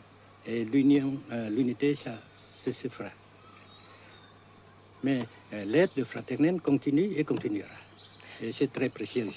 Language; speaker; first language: French; non-native, local second language; Vietnamese